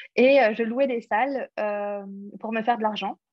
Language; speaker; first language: French; early bilingual, other home language; English